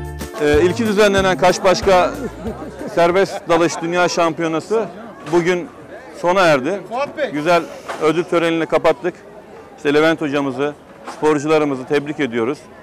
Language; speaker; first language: Turkish; native; Turkish